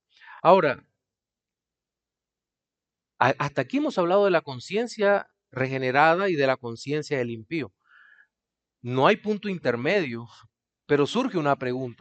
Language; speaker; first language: Spanish; native; Spanish